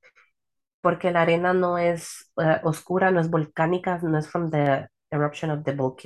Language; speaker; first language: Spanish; early bilingual, heritage; Spanish